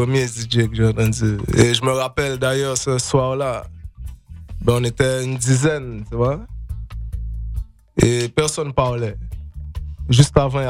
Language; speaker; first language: French; native; French